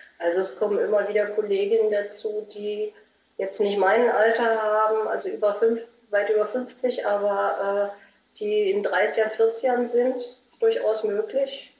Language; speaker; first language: German; native; German